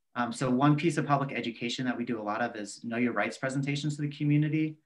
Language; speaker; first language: English; native; English